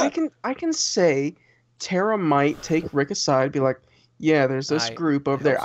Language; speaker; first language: English; native; English